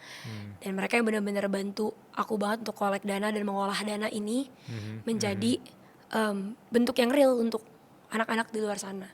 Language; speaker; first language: Indonesian; native; Indonesian